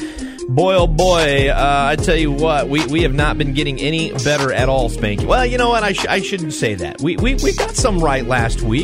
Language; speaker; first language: English; native; English